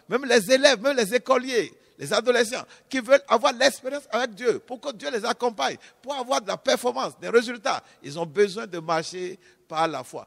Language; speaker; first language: French; non-native, local second language; Fon